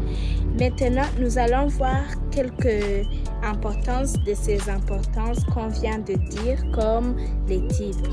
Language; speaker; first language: French; non-native, local second language; Kinyarwanda